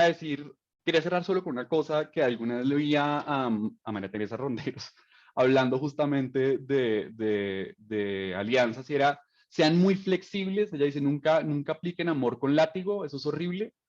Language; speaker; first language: Spanish; native; Spanish